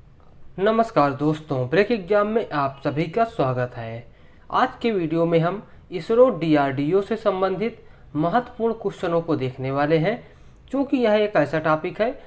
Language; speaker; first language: Hindi; native; Hindi